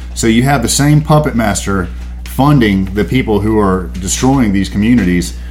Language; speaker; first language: English; early bilingual, other home language; Spanish